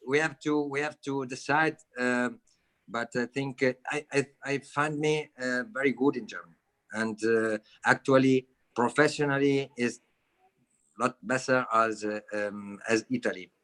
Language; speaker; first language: English; non-native, learner; Italian